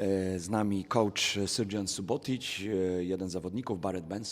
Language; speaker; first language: Polish; native; Polish